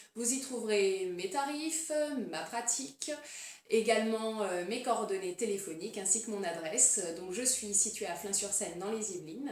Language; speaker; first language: French; native; French